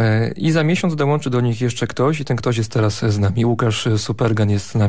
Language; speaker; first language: Polish; native; Polish